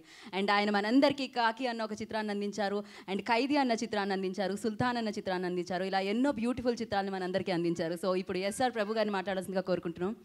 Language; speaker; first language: Telugu; native; Telugu